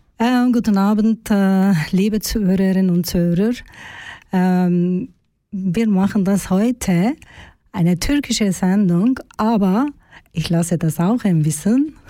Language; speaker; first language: German; non-native, learner; Turkish